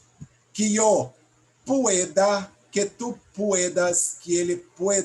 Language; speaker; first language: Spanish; non-native, fluent; Portuguese